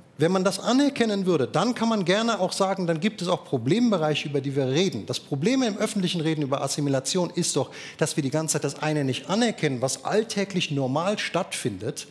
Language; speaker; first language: German; native; German